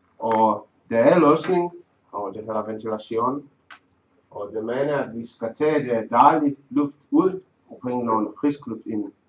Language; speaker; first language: Danish; non-native, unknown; Czech